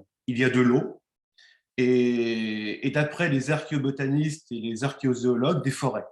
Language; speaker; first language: French; native; French